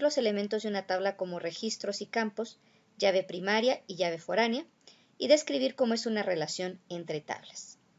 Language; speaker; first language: Spanish; native; Spanish